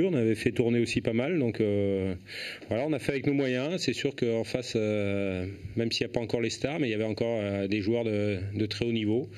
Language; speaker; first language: French; native; French